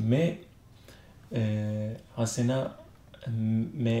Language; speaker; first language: French; non-native, learner; Turkish